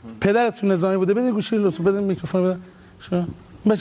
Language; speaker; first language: Persian; native; Persian